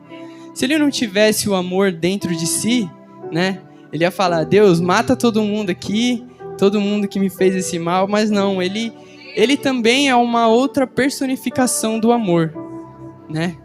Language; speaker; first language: Portuguese; native; Portuguese